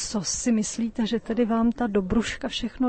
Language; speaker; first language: Czech; native; Czech